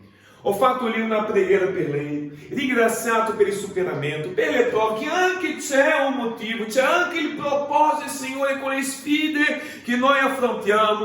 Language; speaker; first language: Italian; non-native, fluent; Portuguese